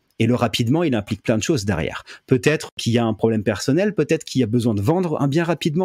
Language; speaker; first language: French; native; French